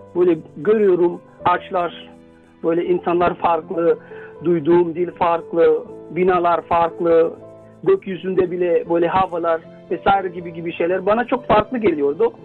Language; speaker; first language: Turkish; non-native, fluent; Indonesian